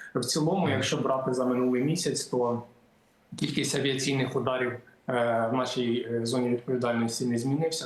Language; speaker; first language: Ukrainian; native; Ukrainian